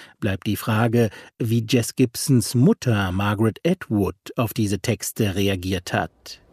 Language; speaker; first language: German; native; German